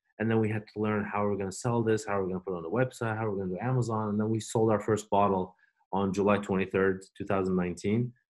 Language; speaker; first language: English; non-native, fluent; Turkish